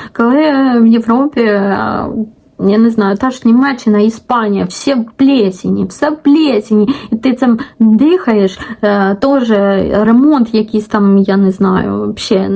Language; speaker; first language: Ukrainian; non-native, local second language; Russian